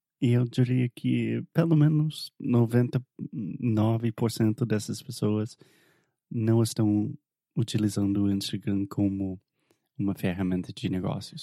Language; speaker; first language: Portuguese; non-native, fluent; English